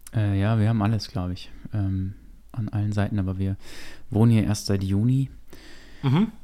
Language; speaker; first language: German; native; German